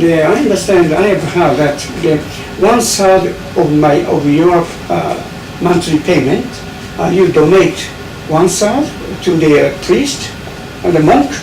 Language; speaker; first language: English; non-native, learner; Japanese